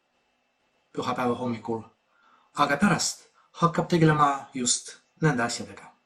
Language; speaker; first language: Estonian; non-native, fluent; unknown